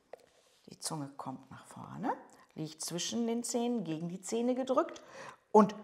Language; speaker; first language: German; native; German